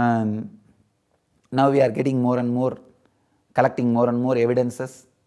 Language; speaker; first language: English; non-native, local second language; Tamil